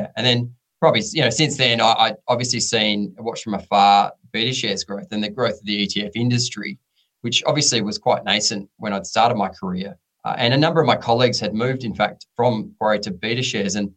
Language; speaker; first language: English; native; English